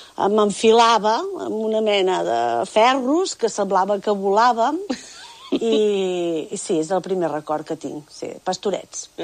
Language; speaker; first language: Catalan; native; Catalan